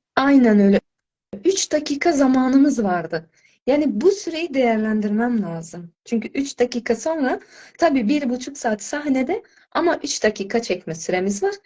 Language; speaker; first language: Turkish; non-native, fluent; Azerbaijani